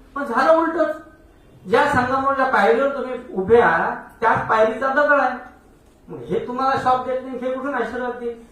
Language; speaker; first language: Marathi; non-native, local second language; Hindi